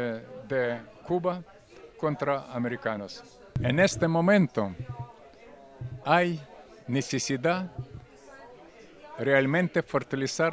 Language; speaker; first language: Spanish; non-native, fluent; Russian